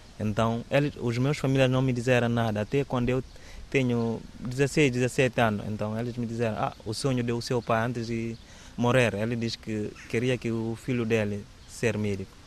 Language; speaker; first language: Portuguese; non-native, local second language; Upper Guinea Crioulo